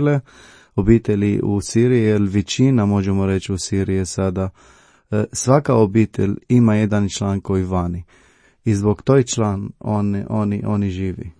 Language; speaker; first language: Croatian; non-native, learner; Arabic